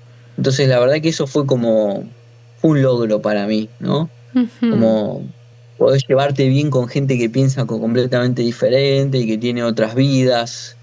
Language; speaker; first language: Spanish; native; Spanish